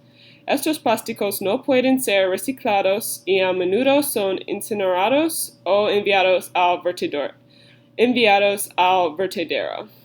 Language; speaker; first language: Spanish; non-native, learner; English